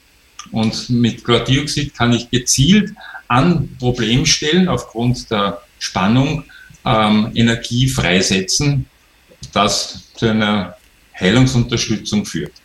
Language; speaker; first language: German; native; German